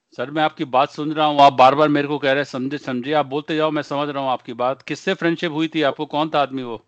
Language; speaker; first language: Hindi; non-native, local second language; Punjabi